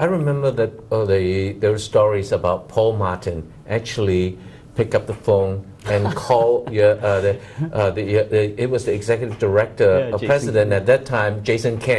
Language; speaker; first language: English; non-native, local second language; Cantonese